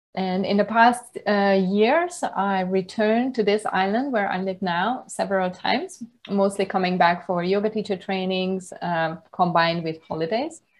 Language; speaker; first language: English; non-native, fluent; Hungarian